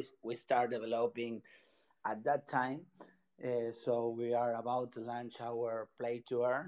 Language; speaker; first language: English; non-native, fluent; Spanish